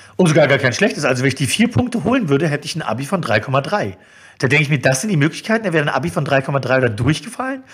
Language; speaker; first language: German; native; German